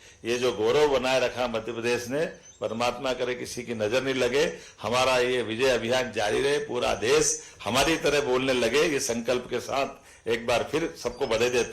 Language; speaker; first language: Hindi; native; Hindi